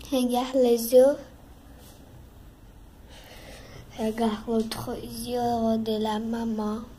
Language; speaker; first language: French; non-native, learner; Portuguese